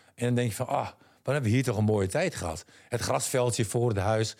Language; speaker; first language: Dutch; native; Dutch